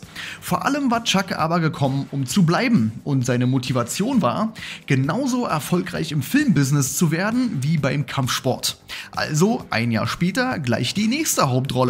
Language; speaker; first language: German; native; German